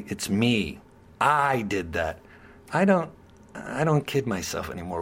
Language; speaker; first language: English; native; English